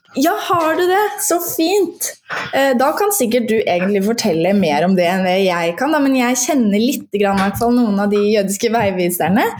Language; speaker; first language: Norwegian; native; Norwegian